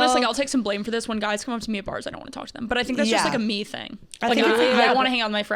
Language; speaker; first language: English; native; English